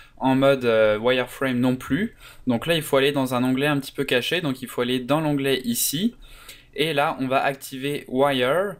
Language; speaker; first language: French; native; French